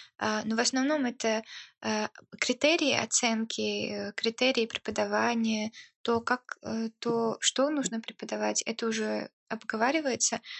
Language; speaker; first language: Russian; early bilingual, heritage; Russian